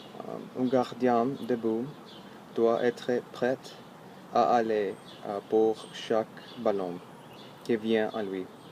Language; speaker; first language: French; non-native, learner; English